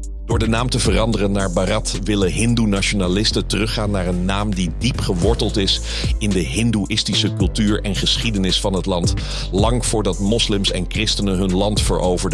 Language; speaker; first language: Dutch; native; Dutch